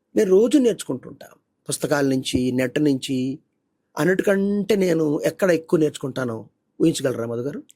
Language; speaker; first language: Telugu; native; Telugu